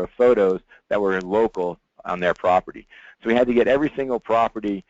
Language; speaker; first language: English; native; English